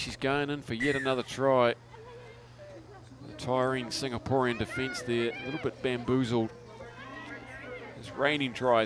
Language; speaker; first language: English; native; English